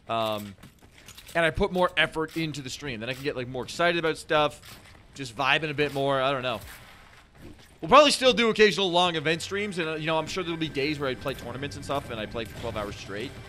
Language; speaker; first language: English; native; English